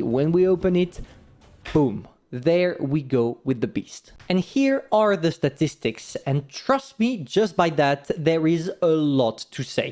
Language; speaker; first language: English; non-native, fluent; French